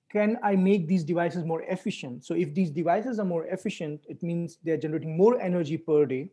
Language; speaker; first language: English; non-native, local second language; Hindi